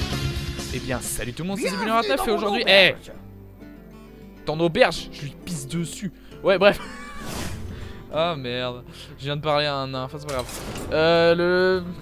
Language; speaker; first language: French; native; French